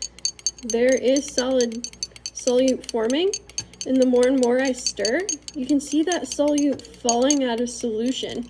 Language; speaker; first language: English; native; English